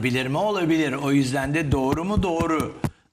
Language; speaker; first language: Turkish; native; Turkish